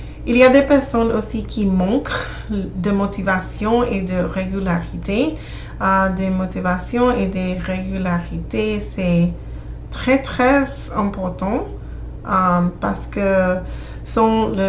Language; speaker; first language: French; non-native, learner; English